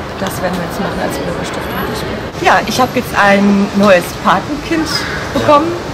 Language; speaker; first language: German; native; German